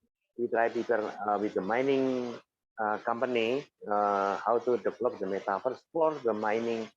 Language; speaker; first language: English; non-native, fluent; Indonesian